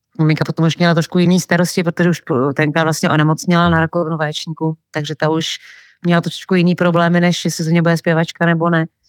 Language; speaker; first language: Czech; native; Czech